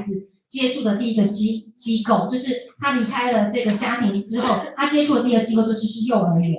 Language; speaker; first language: Chinese; native; Chinese